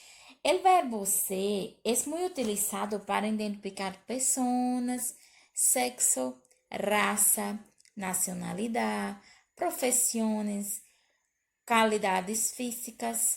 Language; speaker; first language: Spanish; non-native, learner; Portuguese